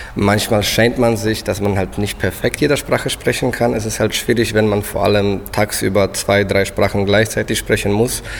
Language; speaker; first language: German; non-native, fluent; Polish